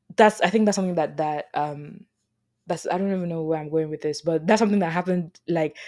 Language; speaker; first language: English; non-native, local second language; Yoruba